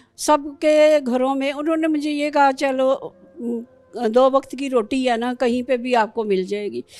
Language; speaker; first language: Urdu; non-native, local second language; Pashto